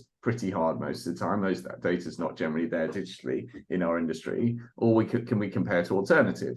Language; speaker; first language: English; native; English